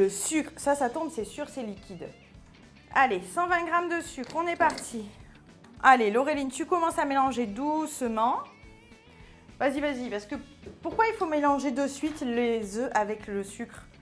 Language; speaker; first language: French; native; French